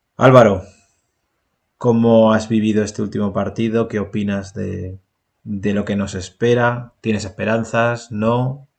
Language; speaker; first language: Spanish; native; Spanish